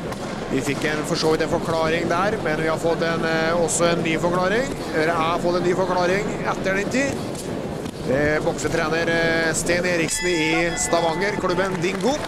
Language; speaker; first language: Norwegian; native; Norwegian